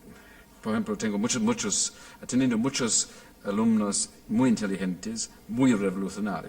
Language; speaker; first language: Spanish; non-native, fluent; English